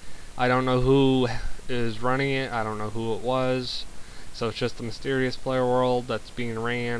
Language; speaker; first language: English; native; English